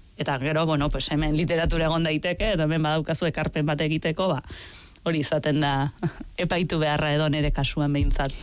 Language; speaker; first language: Basque; native; Basque